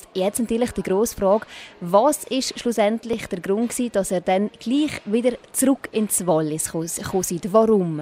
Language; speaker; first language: German; native; German